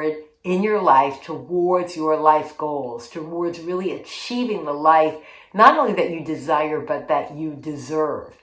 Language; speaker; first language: English; native; English